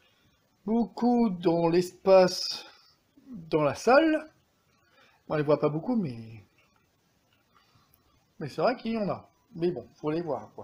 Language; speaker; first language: French; native; French